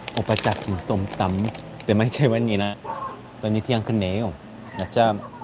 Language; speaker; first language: Thai; non-native, learner; Korean